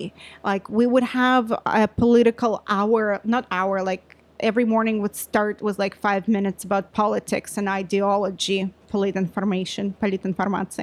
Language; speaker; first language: English; non-native, fluent; Russian